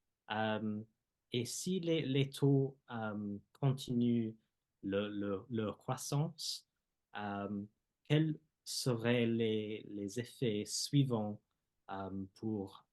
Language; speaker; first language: French; non-native, fluent; English